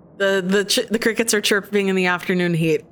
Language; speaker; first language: English; native; English